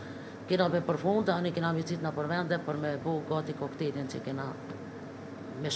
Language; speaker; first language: Albanian; native; Albanian